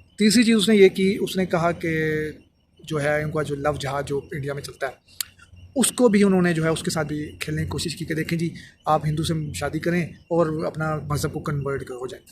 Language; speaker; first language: Urdu; native; Urdu